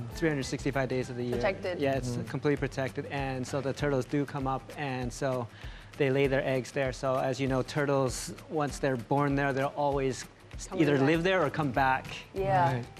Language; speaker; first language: English; native; English